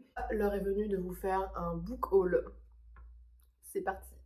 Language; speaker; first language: French; native; French